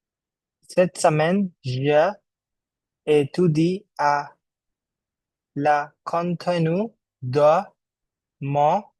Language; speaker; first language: French; non-native, learner; Bangla